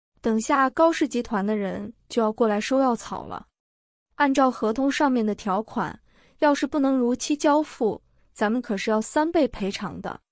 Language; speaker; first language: Chinese; native; Chinese